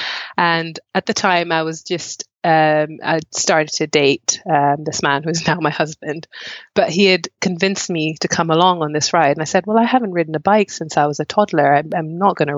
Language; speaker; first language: English; non-native, local second language; Nyanja